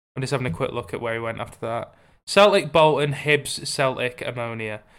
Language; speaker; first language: English; native; English